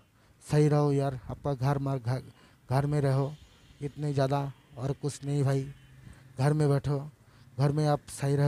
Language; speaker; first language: Hindi; non-native, learner; Bangla